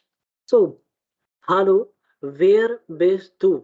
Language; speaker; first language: German; non-native, fluent; Urdu